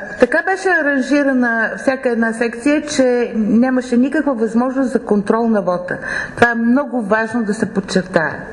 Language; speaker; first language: Bulgarian; native; Bulgarian